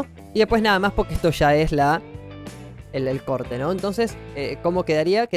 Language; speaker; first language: Spanish; native; Spanish